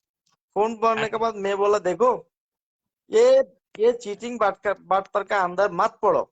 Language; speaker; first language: Hindi; non-native, learner; Bangla